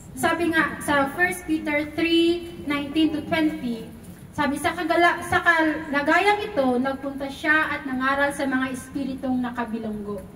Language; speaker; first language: Filipino; non-native, local second language; Cebuano